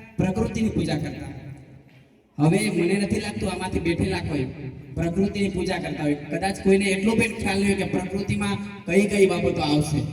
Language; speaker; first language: Gujarati; non-native, local second language; Vasavi